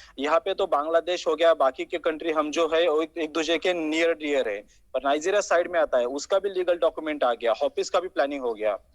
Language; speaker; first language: Hindi; non-native, local second language; Marathi